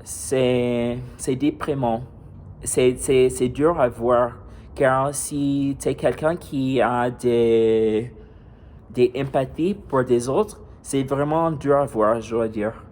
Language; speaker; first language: French; non-native, fluent; English